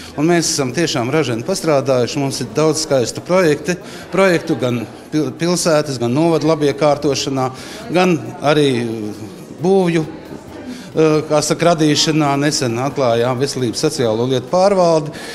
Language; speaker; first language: Latvian; native; Latvian